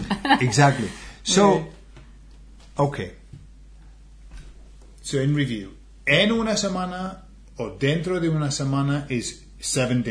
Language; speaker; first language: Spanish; non-native, fluent; English